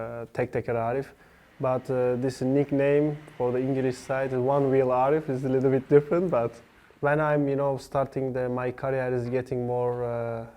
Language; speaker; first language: English; non-native, learner; Turkish